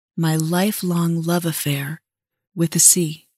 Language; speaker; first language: English; native; English